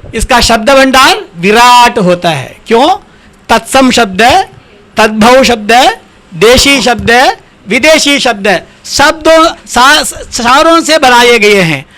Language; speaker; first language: Hindi; non-native, local second language; Tamil